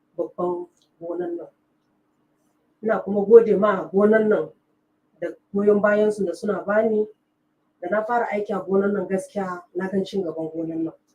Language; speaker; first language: Hausa; non-native, local second language; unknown